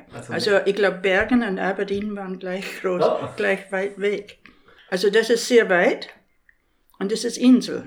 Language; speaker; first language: German; non-native, fluent; English